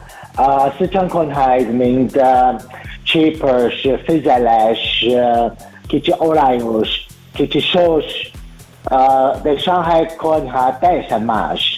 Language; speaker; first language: Hungarian; non-native, learner; Chinese